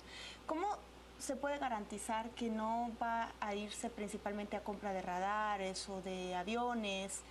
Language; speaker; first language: Spanish; native; Spanish